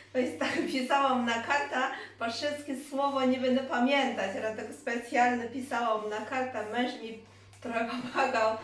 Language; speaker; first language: Polish; non-native, learner; Chinese